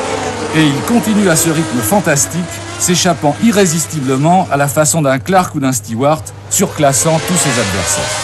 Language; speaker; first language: French; native; French